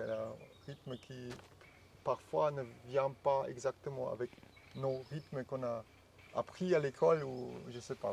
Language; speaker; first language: French; non-native, fluent; German